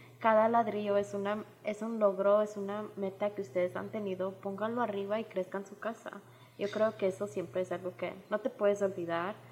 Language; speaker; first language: Spanish; early bilingual, heritage; Spanish